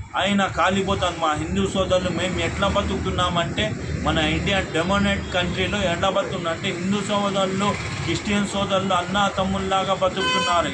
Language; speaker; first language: Telugu; non-native, local second language; Urdu